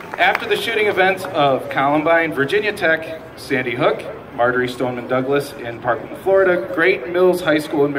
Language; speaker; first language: English; native; English